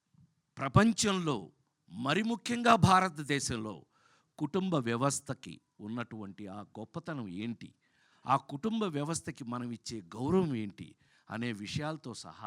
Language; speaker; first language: Telugu; native; Telugu